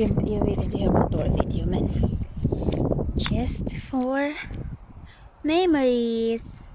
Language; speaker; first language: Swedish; non-native, learner; Filipino